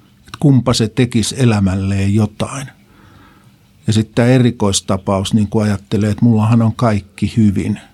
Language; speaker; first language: Finnish; native; Finnish